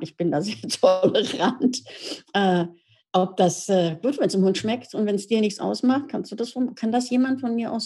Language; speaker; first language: German; native; German